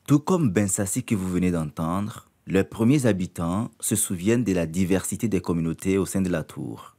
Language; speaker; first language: French; native; French